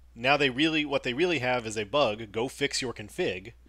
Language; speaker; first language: English; native; English